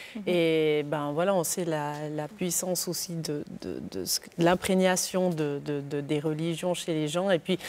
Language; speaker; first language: French; native; French